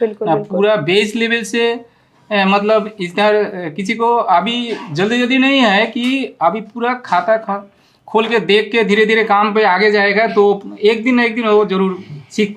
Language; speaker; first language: Hindi; non-native, local second language; Bangla